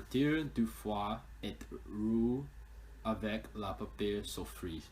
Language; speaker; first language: French; non-native, learner; English